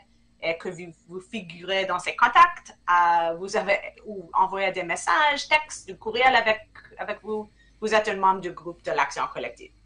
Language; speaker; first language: French; non-native, fluent; English